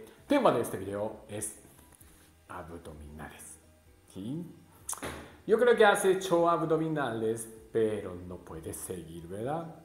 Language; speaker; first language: Spanish; non-native, learner; Japanese